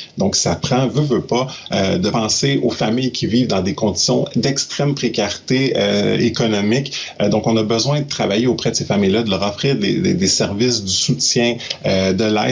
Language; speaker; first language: French; native; French